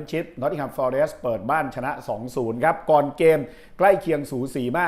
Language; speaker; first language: Thai; native; Thai